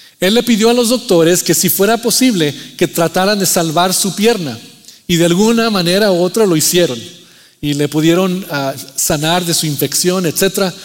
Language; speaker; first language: Spanish; early bilingual, heritage; Spanish